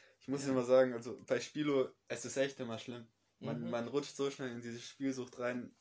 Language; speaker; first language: German; native; German